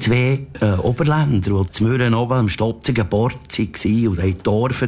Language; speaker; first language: German; native; German